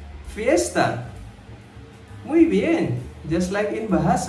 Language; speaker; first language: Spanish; non-native, fluent; Indonesian